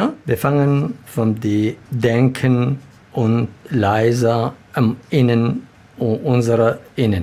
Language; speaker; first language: German; non-native, learner; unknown